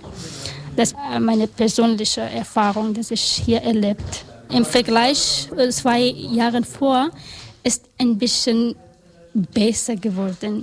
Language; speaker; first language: German; non-native, learner; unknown